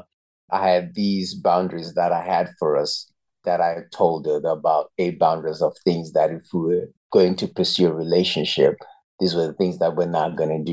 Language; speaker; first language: English; non-native, local second language; Shona